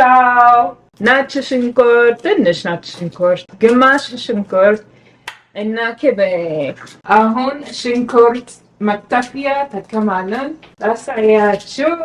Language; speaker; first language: Amharic; non-native, learner; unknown